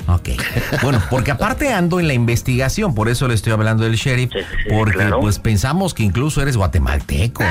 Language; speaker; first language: Spanish; native; Spanish